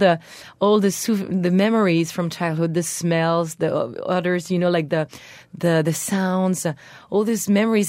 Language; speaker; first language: English; non-native, fluent; French